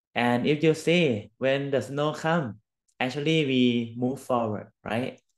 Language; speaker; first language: English; non-native, learner; Thai